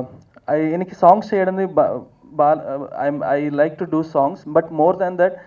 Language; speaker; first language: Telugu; non-native, learner; Kannada